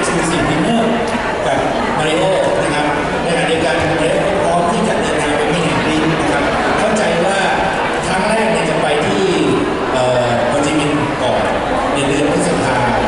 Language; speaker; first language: Thai; native; Thai